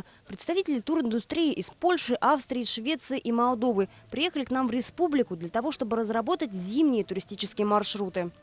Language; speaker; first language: Russian; native; Russian